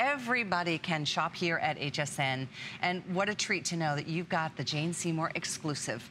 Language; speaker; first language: English; native; English